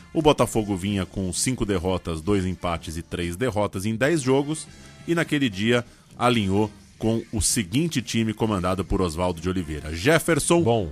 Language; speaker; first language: Portuguese; native; Portuguese